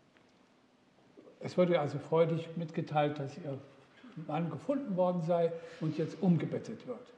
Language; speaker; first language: German; native; German